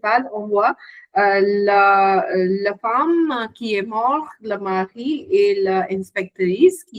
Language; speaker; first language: French; non-native, learner; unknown